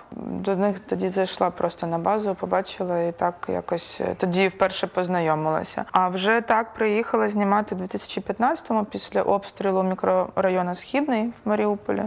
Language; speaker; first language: Ukrainian; native; Ukrainian